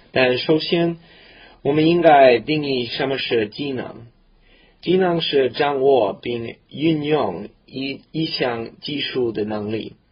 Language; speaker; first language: Chinese; non-native, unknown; English